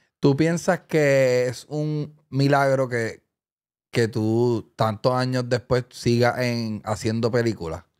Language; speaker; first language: Spanish; native; Spanish